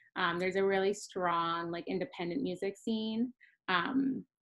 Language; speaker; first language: English; native; English